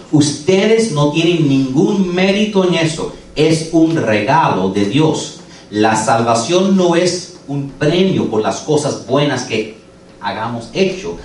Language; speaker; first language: Spanish; non-native, fluent; English